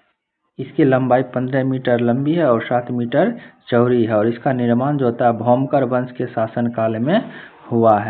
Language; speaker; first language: Hindi; native; Hindi